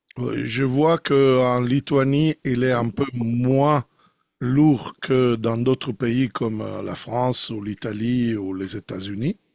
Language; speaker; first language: French; non-native, fluent; Italian